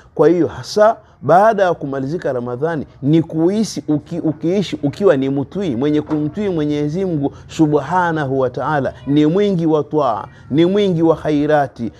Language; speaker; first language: Swahili; native; Swahili